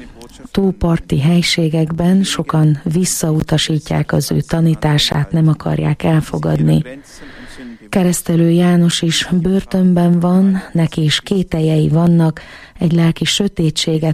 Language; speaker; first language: Hungarian; native; Hungarian